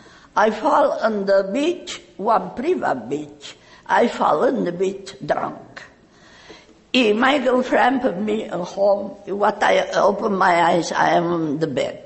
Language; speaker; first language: English; non-native, learner; Catalan